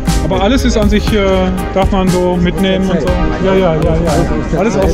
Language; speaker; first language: German; native; German